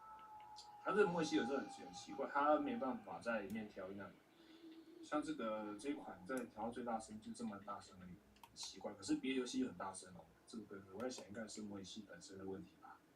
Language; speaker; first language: Chinese; native; Chinese